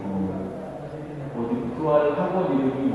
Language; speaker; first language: Korean; native; Korean